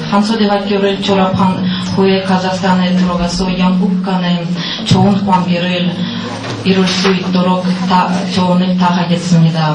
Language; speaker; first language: Korean; non-native, learner; Russian